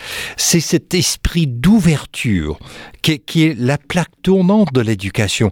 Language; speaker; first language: French; non-native, fluent; English